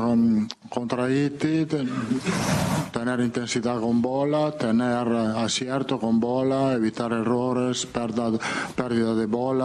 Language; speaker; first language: Portuguese; non-native, fluent; Italian